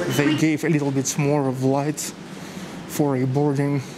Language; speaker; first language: English; non-native, fluent; Russian